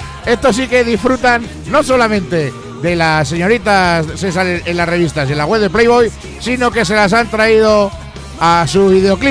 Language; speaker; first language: Spanish; native; Spanish